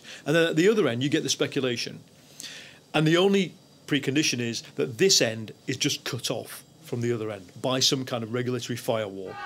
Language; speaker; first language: English; native; English